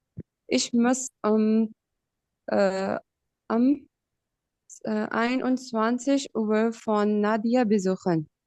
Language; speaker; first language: German; non-native, learner; Urdu